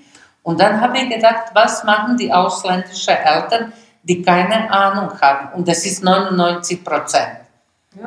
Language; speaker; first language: German; non-native, fluent; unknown